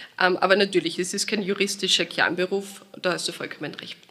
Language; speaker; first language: German; native; German